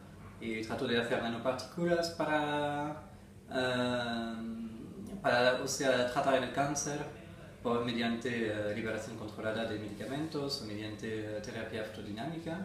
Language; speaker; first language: Spanish; non-native, fluent; French